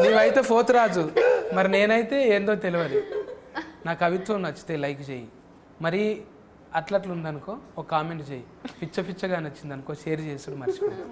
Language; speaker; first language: Telugu; native; Telugu